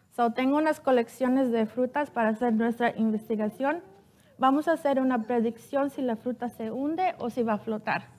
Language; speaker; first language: Spanish; early bilingual, heritage; Spanish